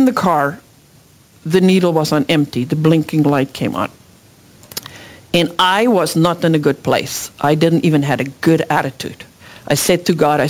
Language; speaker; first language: English; non-native, local second language; Afrikaans